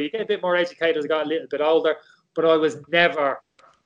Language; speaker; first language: English; native; English